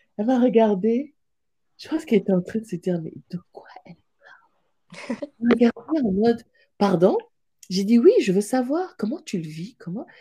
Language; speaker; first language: French; non-native, local second language; Wolof